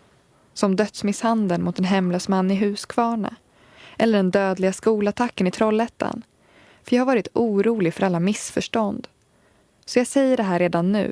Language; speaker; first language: Swedish; native; Swedish